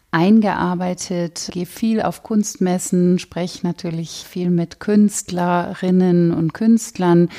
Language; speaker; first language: German; native; German